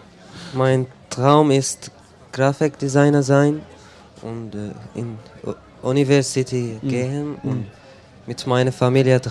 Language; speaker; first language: German; non-native, learner; Arabic